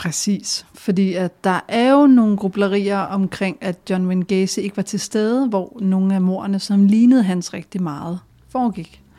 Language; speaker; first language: Danish; native; Danish